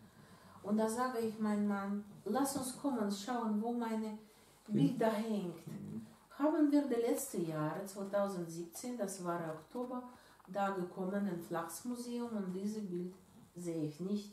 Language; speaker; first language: German; non-native, learner; Russian